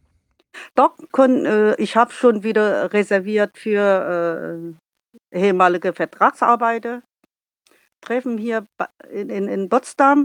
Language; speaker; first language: German; non-native, learner; Vietnamese